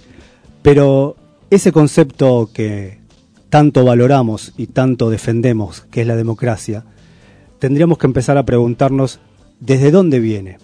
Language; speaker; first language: Spanish; native; Spanish